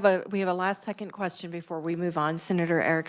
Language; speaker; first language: English; native; English